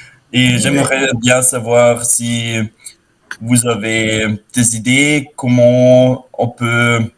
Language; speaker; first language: French; non-native, fluent; German